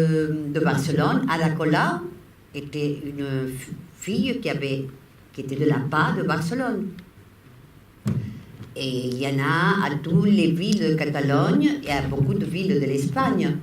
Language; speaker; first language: French; non-native, fluent; Spanish